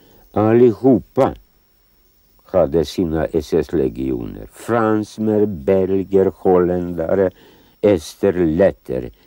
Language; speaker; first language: Swedish; non-native, fluent; Lithuanian